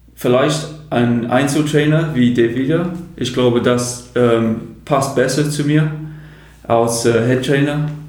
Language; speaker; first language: German; non-native, learner; English